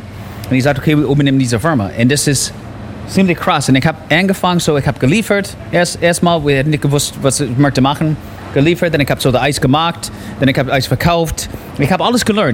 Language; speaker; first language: German; non-native, fluent; English